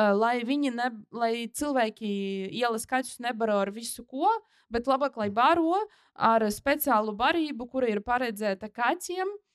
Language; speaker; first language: Latvian; non-native, local second language; Russian